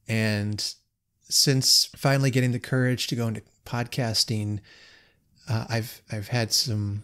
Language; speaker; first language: English; native; English